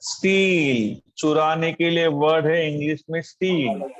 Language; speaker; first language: Hindi; non-native, local second language; Marathi